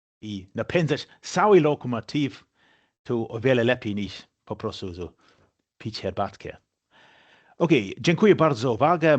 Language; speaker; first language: Polish; non-native, fluent; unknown